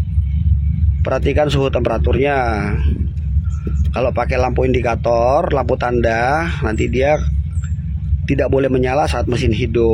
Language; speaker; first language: Indonesian; native; Indonesian